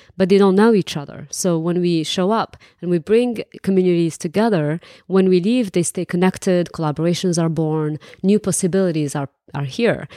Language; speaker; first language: English; non-native, fluent; Arabic